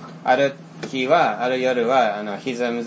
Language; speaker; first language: Japanese; non-native, fluent; Finnish